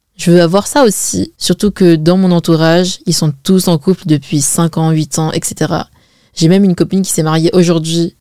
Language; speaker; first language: French; early bilingual, other home language; Chinese